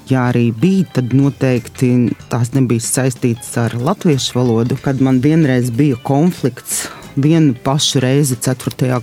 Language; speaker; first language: Latvian; non-native, local second language; Russian